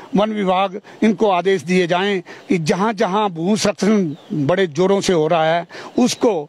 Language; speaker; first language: Hindi; native; Hindi